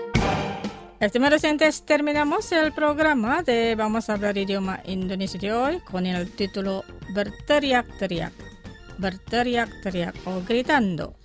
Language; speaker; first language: Spanish; non-native, fluent; Indonesian